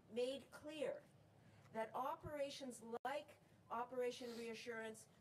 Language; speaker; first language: English; native; English